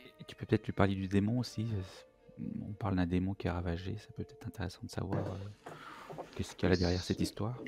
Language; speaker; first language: French; native; French